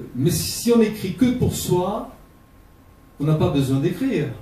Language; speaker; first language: French; non-native, fluent; Portuguese